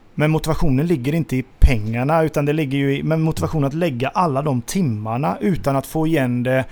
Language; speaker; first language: Swedish; native; Swedish